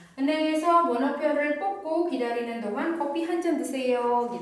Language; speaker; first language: Korean; non-native, fluent; Indonesian